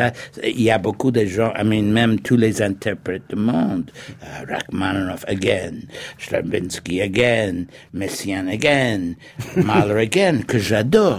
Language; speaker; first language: French; non-native, fluent; English